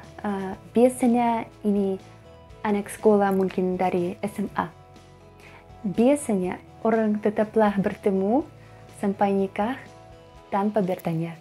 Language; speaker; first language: Indonesian; non-native, fluent; Russian